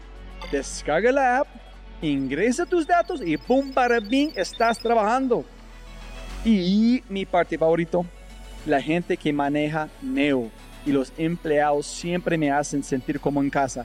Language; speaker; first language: Spanish; non-native, fluent; English